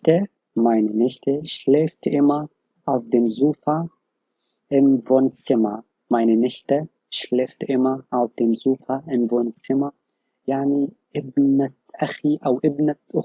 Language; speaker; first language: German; non-native, fluent; Arabic